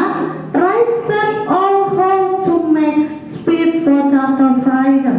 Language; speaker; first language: English; non-native, learner; Indonesian